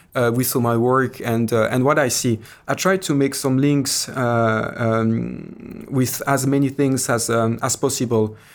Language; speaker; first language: English; non-native, fluent; French